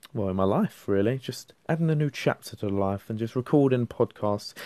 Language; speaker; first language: English; native; English